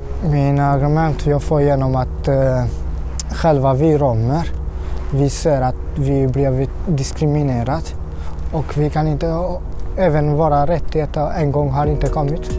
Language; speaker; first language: Swedish; non-native, learner; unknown